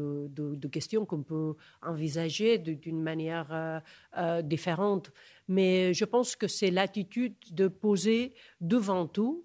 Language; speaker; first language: French; non-native, fluent; Catalan